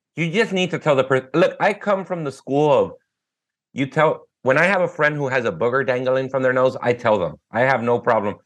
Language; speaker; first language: English; native; English